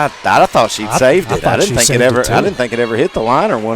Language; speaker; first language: English; native; English